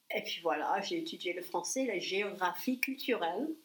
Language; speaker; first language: French; non-native, fluent; English